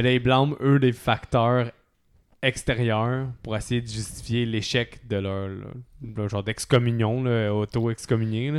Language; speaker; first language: French; native; French